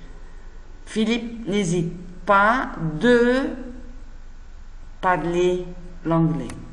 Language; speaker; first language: French; non-native, fluent; Arabic